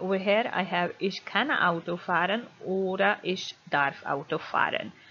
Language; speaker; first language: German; non-native, fluent; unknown